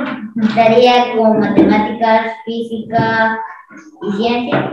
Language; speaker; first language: Spanish; native; Spanish